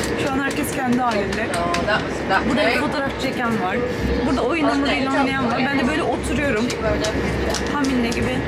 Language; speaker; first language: Turkish; native; Turkish